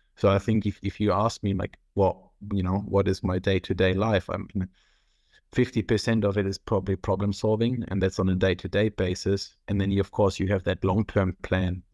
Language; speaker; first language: English; non-native, fluent; German